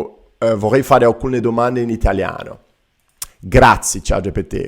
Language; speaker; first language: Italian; non-native, learner; Portuguese